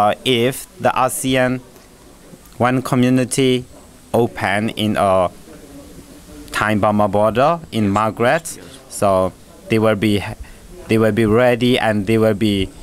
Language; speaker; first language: English; non-native, learner; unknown